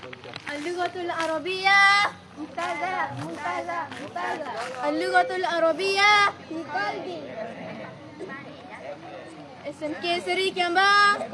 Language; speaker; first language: Arabic; non-native, learner; Malay